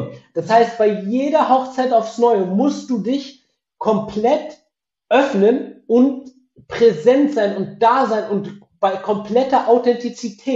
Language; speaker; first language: German; native; German